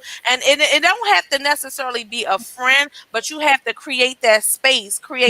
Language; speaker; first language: English; native; English